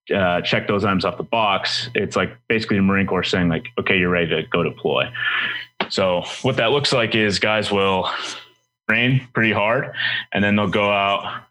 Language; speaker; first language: English; native; English